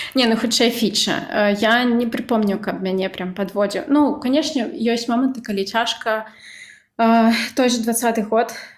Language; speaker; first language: Belarusian; non-native, local second language; Russian